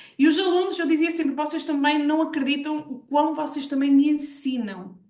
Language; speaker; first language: Portuguese; native; Portuguese